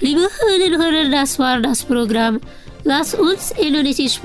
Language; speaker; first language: German; non-native, fluent; Indonesian